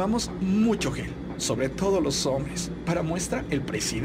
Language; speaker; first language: Spanish; native; Spanish